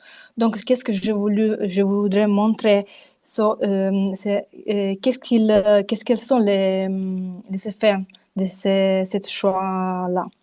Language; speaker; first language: French; non-native, fluent; Italian